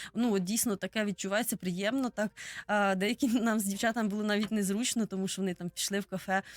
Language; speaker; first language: Ukrainian; native; Ukrainian